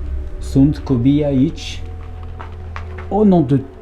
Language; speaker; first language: Romanian; non-native, learner; French